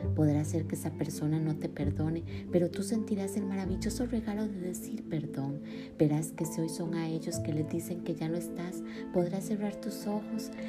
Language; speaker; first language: Spanish; native; Spanish